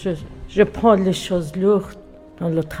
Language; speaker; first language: French; non-native, learner; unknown